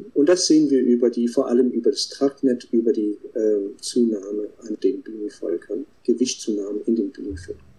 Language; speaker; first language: German; non-native, fluent; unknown